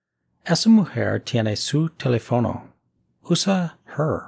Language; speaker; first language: Spanish; non-native, fluent; English